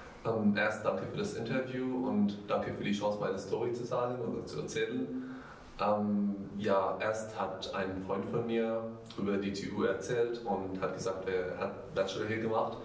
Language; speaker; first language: German; non-native, fluent; Arabic